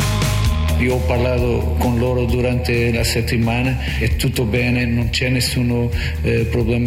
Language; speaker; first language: Italian; non-native, fluent; Portuguese